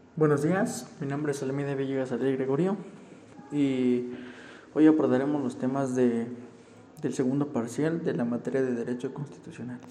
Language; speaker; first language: Spanish; native; Spanish